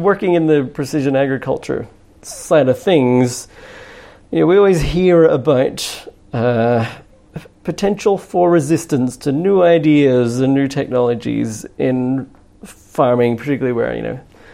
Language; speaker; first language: English; native; English